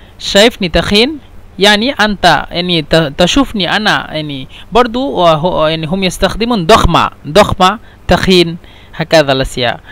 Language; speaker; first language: Egyptian Arabic; non-native, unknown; Bangla